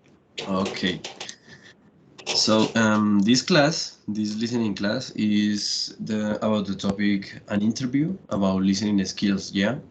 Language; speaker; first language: English; non-native, learner; Spanish